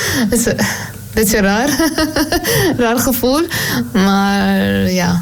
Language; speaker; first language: Dutch; non-native, learner; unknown